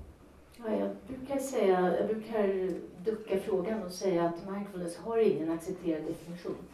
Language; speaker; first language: Swedish; native; Swedish